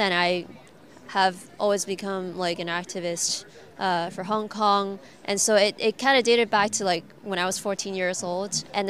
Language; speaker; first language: English; non-native, local second language; Cantonese